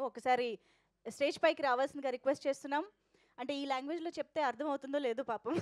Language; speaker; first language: Telugu; native; Telugu